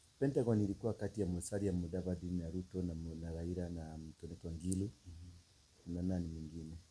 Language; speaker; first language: Swahili; non-native, local second language; Kikuyu